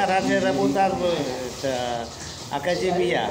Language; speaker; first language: Russian; non-native, learner; Vietnamese